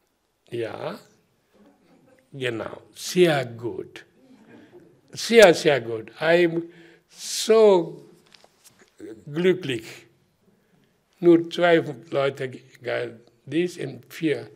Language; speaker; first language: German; non-native, learner; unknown